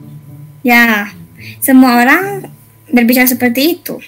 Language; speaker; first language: Indonesian; non-native, fluent; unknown